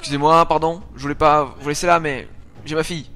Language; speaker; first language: French; native; French